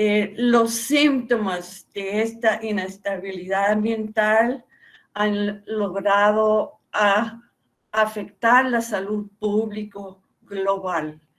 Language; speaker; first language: Spanish; non-native, fluent; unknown